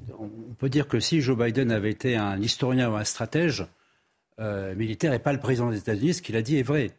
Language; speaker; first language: French; native; French